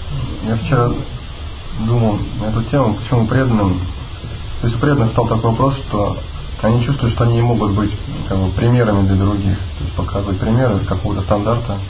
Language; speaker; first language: Russian; native; Russian